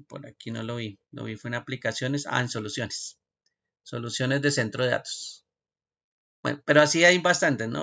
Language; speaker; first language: Spanish; native; Spanish